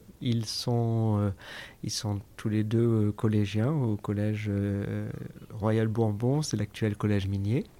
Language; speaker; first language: French; native; French